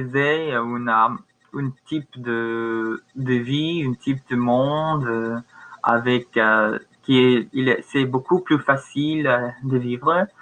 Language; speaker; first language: French; non-native, learner; English